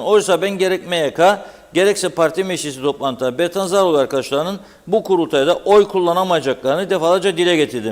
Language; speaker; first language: Turkish; native; Turkish